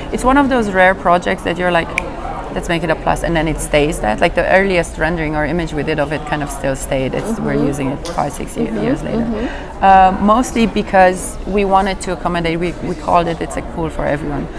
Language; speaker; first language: English; non-native, fluent; Romanian